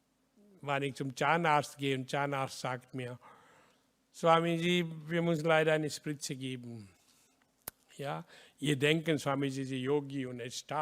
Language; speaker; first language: German; non-native, learner; Hindi